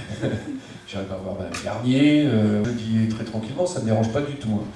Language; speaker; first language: French; native; French